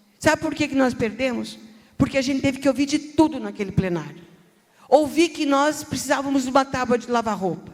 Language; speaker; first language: Portuguese; native; Portuguese